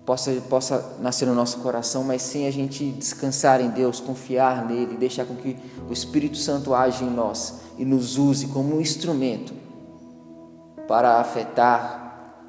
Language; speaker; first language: Portuguese; native; Portuguese